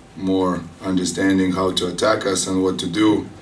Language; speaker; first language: English; non-native, fluent; Lithuanian